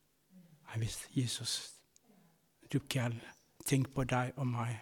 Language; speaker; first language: Danish; non-native, fluent; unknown